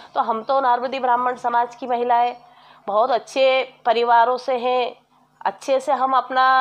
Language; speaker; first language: Hindi; native; Hindi